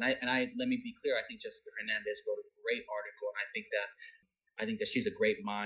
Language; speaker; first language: English; native; English